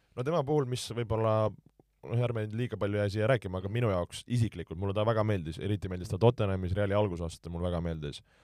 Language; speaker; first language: Estonian; native; Estonian